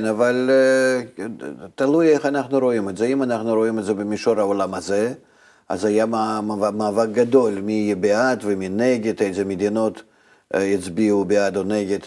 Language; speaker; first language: Hebrew; non-native, fluent; Russian